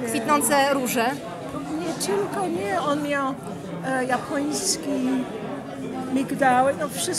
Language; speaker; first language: Polish; non-native, learner; English